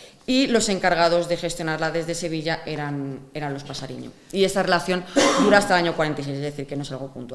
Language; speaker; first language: Spanish; native; Spanish